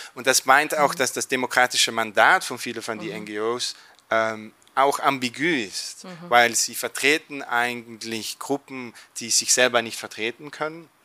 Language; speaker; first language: German; non-native, fluent; Dutch